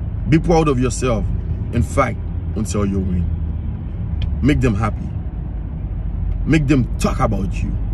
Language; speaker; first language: English; non-native, fluent; Haitian Creole